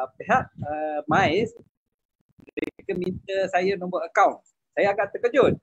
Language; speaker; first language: Malay; non-native, local second language; Tamil